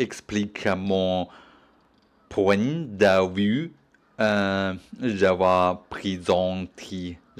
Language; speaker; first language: French; non-native, learner; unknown